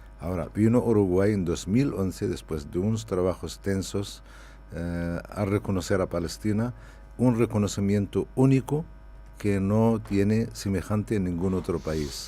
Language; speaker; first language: Spanish; non-native, fluent; Arabic